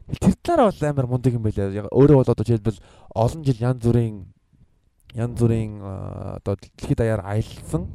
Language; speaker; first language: Mongolian; early bilingual, heritage; Mongolian